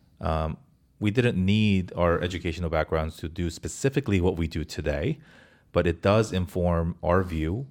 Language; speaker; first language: English; early bilingual, other home language; Korean